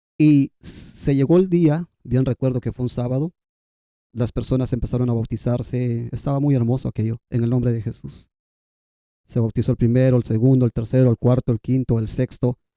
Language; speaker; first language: Spanish; non-native, local second language; Kʼicheʼ